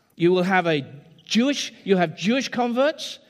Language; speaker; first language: English; native; English